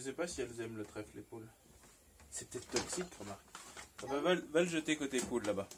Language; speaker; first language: French; native; French